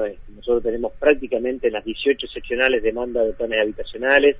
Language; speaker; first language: Spanish; native; Spanish